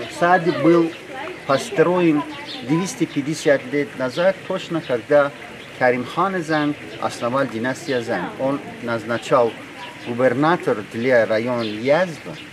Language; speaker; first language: Russian; non-native, learner; Persian